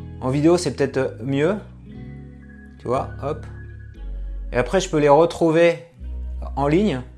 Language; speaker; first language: French; native; French